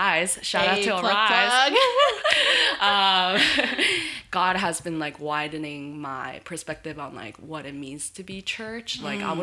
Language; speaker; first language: English; early bilingual, other home language; Korean